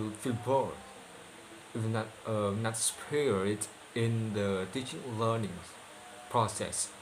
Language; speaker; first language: English; non-native, learner; Indonesian